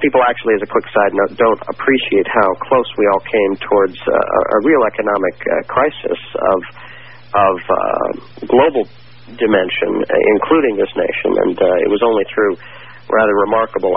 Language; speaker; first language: English; native; English